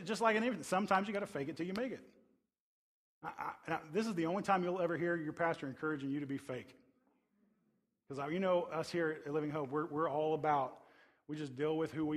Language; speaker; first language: English; native; English